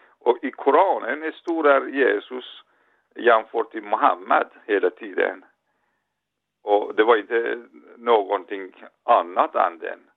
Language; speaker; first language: Swedish; non-native, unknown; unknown